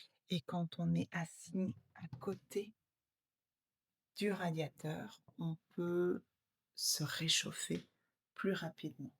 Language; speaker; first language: French; native; French